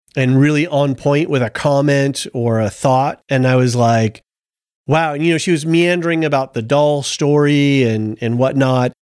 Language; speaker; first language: English; early bilingual, other home language; Italian